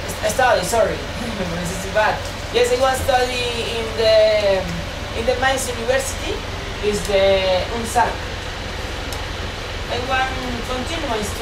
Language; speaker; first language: English; non-native, learner; Spanish